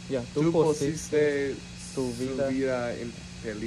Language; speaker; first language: Spanish; non-native, learner; English